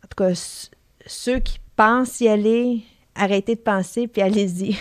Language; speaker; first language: French; native; French